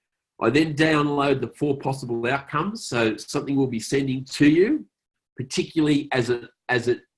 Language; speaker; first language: English; native; English